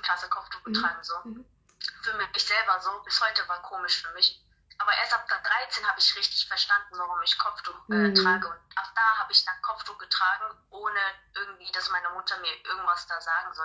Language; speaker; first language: German; early bilingual, other home language; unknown